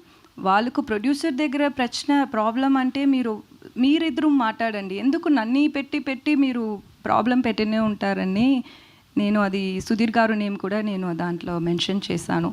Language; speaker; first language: Telugu; non-native, learner; Tamil